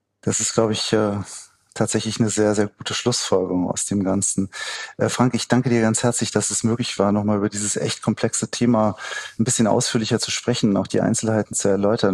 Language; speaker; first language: German; native; German